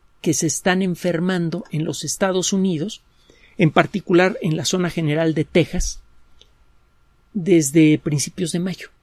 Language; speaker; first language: Spanish; native; Spanish